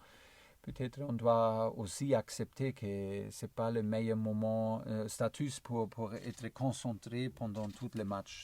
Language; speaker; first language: French; non-native, learner; German